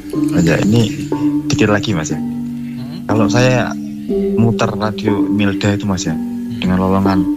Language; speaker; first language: Indonesian; non-native, local second language; Javanese